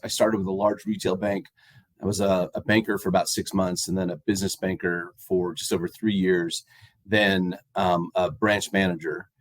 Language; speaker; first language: English; native; English